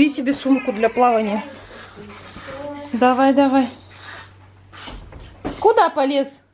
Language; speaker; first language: Russian; native; Russian